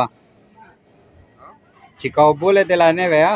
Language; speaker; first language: Spanish; native; Spanish